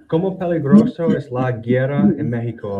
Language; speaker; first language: Spanish; non-native, learner; English